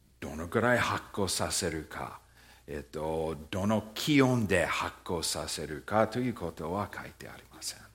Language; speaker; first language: Japanese; non-native, fluent; English